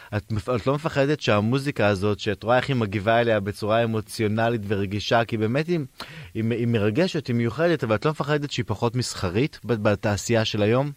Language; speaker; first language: Hebrew; native; Hebrew